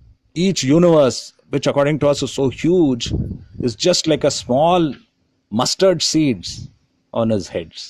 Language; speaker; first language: English; non-native, local second language; Tamil